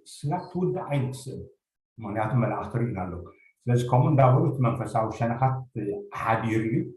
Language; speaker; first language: Tigrinya; native; Tigrinya